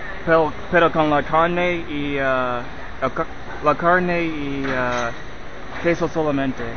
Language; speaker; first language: Spanish; non-native, learner; English